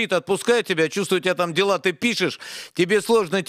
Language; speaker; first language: Russian; native; Russian